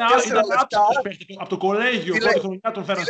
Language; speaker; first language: Greek; native; Greek